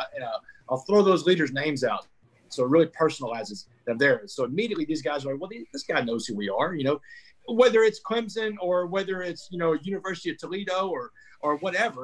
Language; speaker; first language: English; native; English